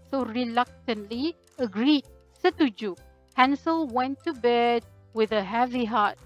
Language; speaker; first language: English; non-native, local second language; Malay